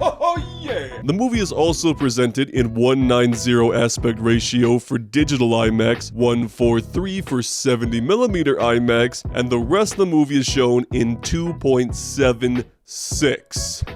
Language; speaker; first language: English; native; English